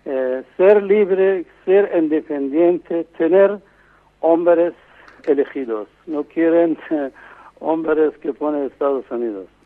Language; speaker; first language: Spanish; non-native, fluent; Persian